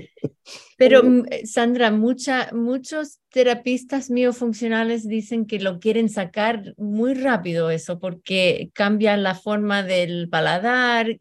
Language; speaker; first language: Spanish; early bilingual, heritage; Spanish